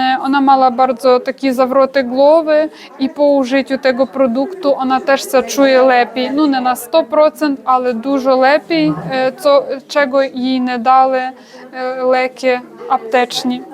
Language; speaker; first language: Polish; non-native, learner; Ukrainian